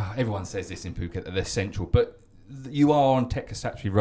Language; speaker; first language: English; native; English